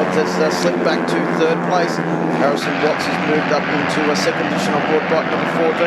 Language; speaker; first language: English; native; English